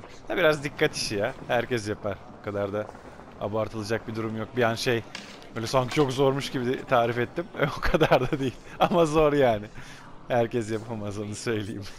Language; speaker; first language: Turkish; native; Turkish